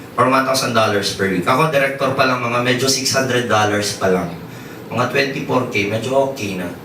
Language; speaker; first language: Filipino; non-native, local second language; Waray